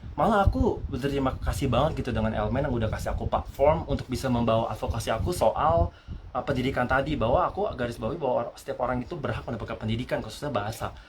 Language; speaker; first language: Indonesian; native; Indonesian